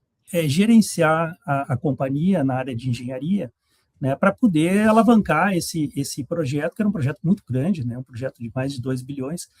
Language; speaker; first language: Portuguese; native; Portuguese